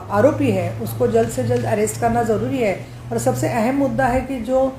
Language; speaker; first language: Hindi; non-native, local second language; Marathi